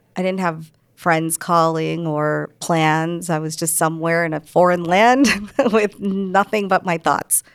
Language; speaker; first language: English; early bilingual, other home language; Hindi